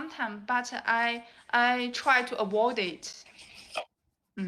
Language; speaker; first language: English; non-native, learner; Chinese